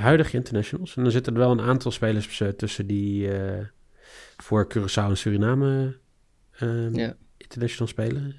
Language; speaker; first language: Dutch; native; Dutch